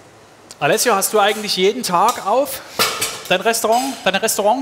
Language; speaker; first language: German; native; German